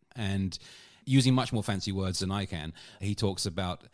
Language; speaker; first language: English; native; English